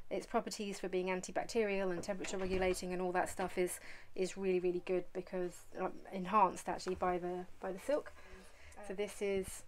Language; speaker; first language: English; native; English